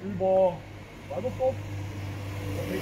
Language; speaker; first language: German; native; German